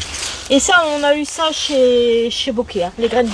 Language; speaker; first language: French; native; French